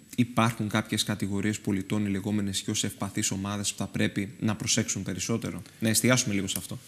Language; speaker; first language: Greek; native; Greek